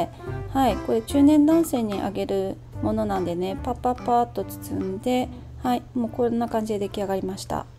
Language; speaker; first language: Japanese; native; Japanese